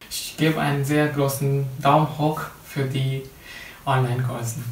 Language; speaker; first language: German; non-native, fluent; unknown